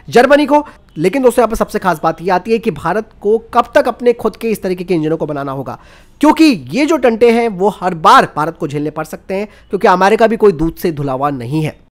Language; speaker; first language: Hindi; native; Hindi